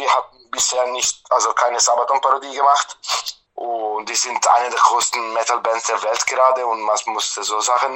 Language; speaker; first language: German; non-native, fluent; Italian